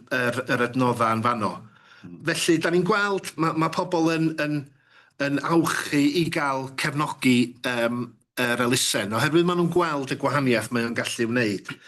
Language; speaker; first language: Welsh; native; Welsh